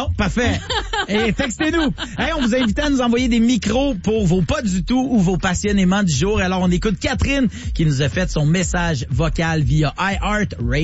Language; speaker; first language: French; native; French